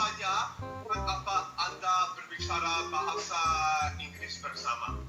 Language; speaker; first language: Indonesian; non-native, learner; English